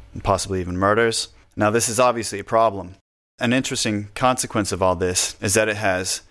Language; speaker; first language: English; native; English